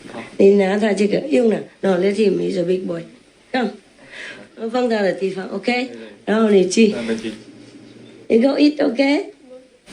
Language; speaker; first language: Chinese; non-native, fluent; Vietnamese